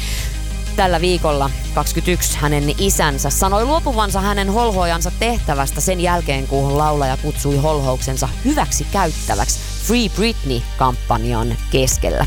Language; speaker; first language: Finnish; native; Finnish